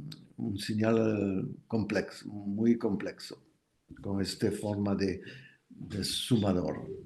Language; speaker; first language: Spanish; non-native, fluent; French